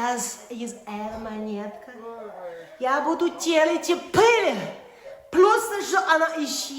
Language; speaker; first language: Russian; non-native, learner; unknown